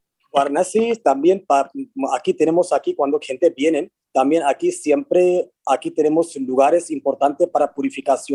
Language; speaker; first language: Spanish; non-native, fluent; Hindi